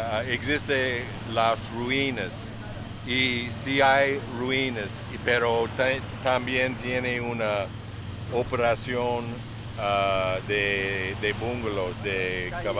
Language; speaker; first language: Spanish; non-native, learner; English